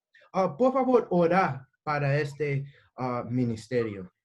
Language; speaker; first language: Spanish; non-native, learner; English